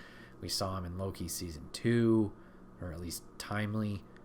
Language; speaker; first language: English; native; English